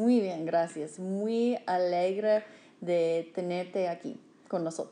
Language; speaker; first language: Spanish; non-native, fluent; English